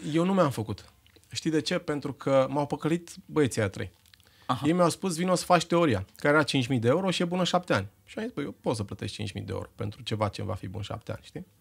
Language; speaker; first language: Romanian; native; Romanian